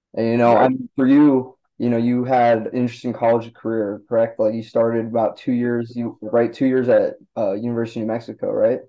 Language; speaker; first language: English; native; English